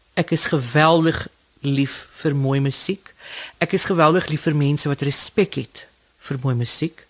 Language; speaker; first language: Afrikaans; native; Afrikaans